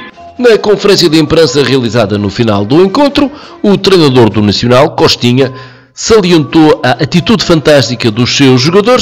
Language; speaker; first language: Portuguese; native; Portuguese